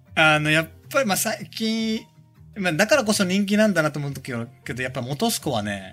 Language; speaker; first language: Japanese; native; Japanese